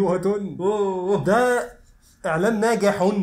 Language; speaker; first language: Arabic; native; Arabic